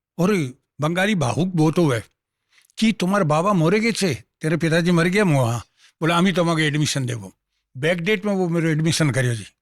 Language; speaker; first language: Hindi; non-native, local second language; Marwari